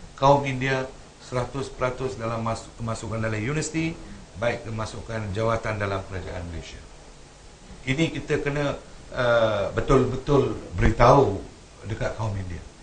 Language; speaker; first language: Malay; non-native, local second language; Tamil